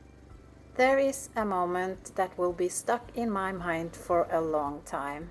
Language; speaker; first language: English; non-native, fluent; Norwegian